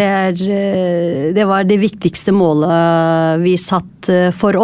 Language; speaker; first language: Norwegian; non-native, fluent; Turkish